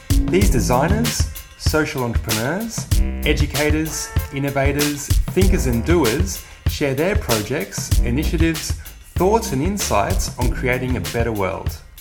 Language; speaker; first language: English; native; English